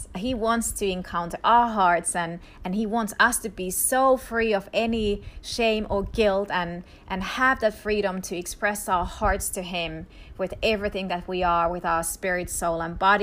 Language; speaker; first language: English; non-native, fluent; Finnish